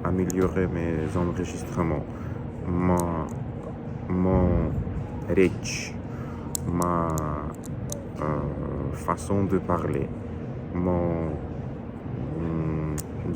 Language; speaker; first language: French; non-native, learner; Russian